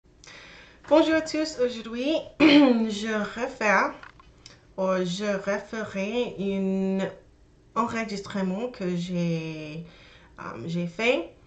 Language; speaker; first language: French; non-native, learner; English